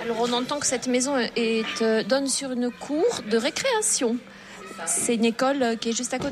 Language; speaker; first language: French; native; French